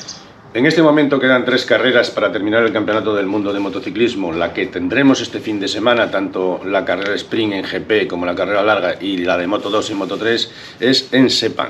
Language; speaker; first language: Spanish; native; Spanish